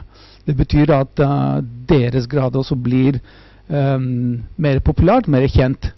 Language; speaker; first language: Norwegian; non-native, fluent; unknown